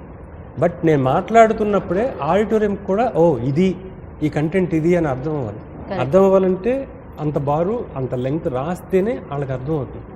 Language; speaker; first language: Telugu; native; Telugu